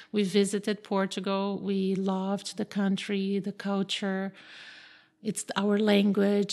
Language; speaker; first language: English; non-native, fluent; Portuguese